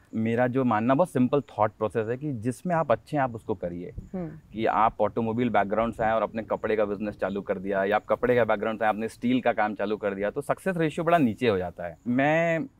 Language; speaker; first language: Hindi; native; Hindi